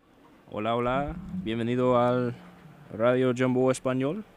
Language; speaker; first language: Spanish; non-native, learner; English